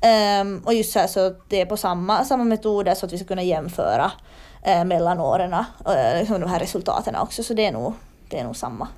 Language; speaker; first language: Swedish; native; Swedish